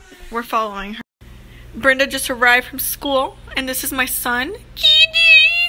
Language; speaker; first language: English; early bilingual, other home language; Spanish